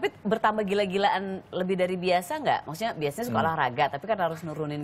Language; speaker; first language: Indonesian; native; Indonesian